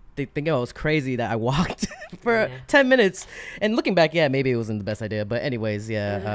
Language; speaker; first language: English; native; English